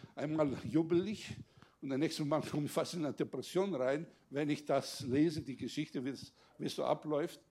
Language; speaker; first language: German; non-native, fluent; Greek